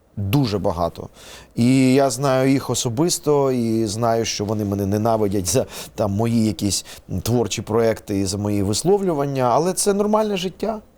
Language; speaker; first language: Ukrainian; non-native, local second language; Russian